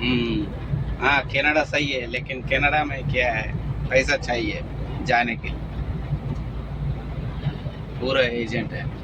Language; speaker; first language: Hindi; non-native, local second language; Telugu